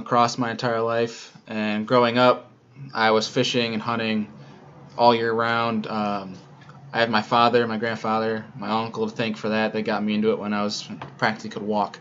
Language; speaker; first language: English; native; English